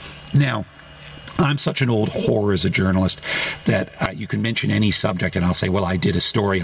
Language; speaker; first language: English; native; English